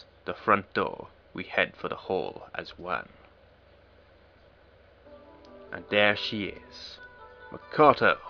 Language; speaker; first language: English; native; English